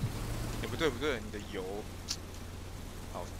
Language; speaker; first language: Chinese; native; Chinese